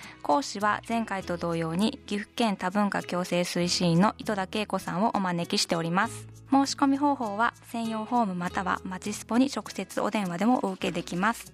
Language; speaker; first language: Japanese; native; Japanese